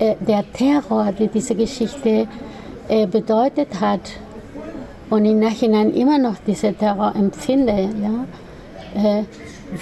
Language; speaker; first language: German; non-native, fluent; Spanish